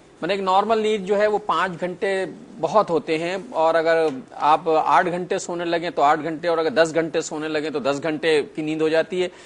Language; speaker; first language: Urdu; native; Urdu